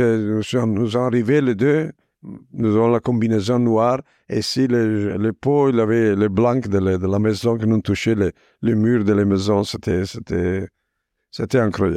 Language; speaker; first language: French; non-native, fluent; Italian